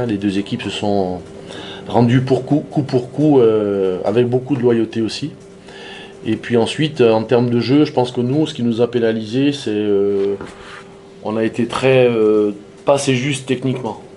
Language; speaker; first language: French; native; French